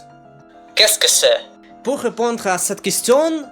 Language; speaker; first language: French; non-native, learner; Russian